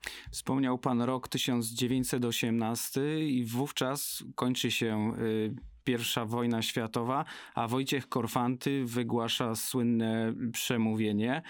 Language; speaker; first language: Polish; native; Polish